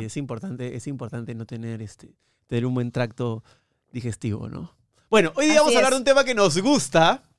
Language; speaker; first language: Spanish; native; Spanish